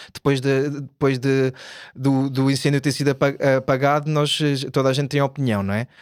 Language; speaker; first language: Portuguese; native; Portuguese